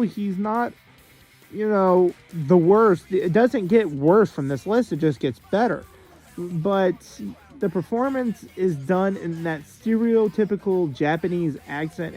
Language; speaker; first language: English; native; English